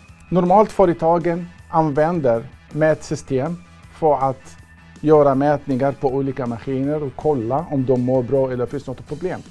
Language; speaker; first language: Swedish; non-native, fluent; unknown